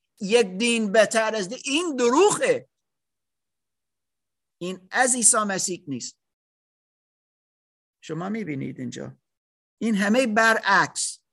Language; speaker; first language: Persian; non-native, learner; English